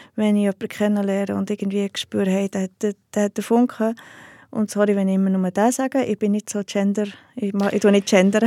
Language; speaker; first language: German; native; German